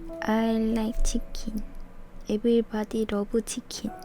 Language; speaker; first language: English; non-native, learner; Korean